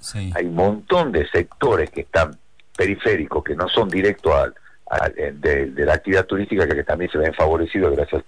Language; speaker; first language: Spanish; native; Spanish